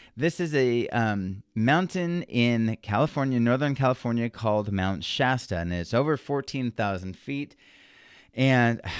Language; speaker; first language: English; native; English